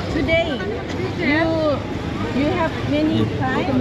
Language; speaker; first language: English; non-native, learner; Thai